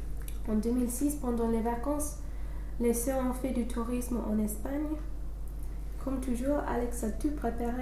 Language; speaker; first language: French; non-native, learner; English